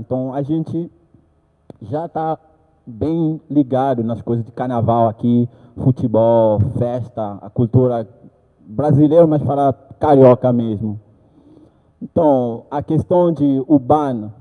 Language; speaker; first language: Portuguese; non-native, learner; Haitian Creole